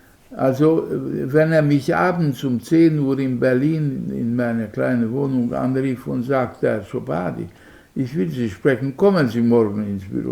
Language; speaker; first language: German; non-native, fluent; Hungarian